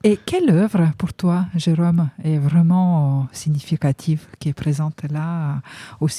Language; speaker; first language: French; native; French